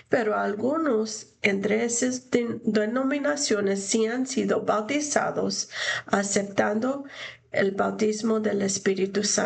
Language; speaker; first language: Spanish; non-native, fluent; English